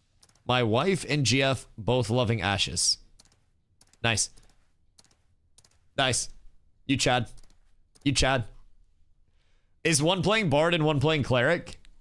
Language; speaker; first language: English; native; English